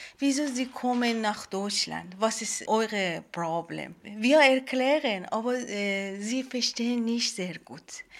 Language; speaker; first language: German; non-native, learner; Persian